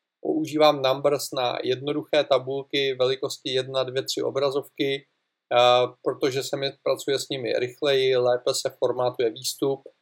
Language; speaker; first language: Czech; native; Czech